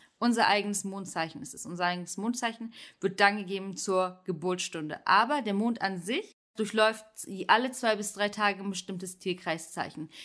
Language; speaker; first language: German; early bilingual, other home language; Turkish